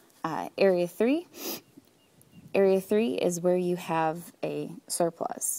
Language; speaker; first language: English; native; English